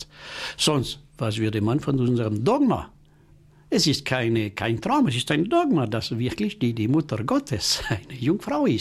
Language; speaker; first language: German; non-native, local second language; French